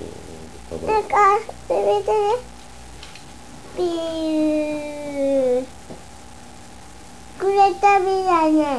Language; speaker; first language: Japanese; native; Japanese